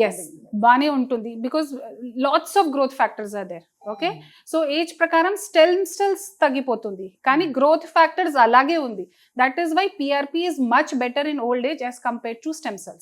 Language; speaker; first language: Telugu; non-native, fluent; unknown